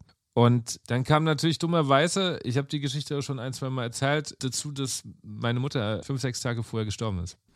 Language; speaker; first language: German; native; German